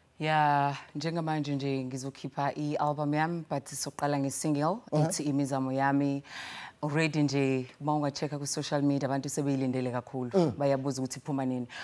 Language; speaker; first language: Zulu; native; Zulu